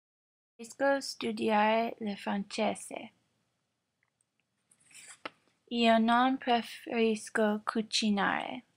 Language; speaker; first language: Italian; non-native, learner; English